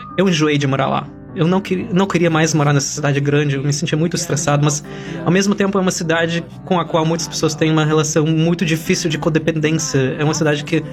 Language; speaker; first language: Portuguese; non-native, fluent; Yiddish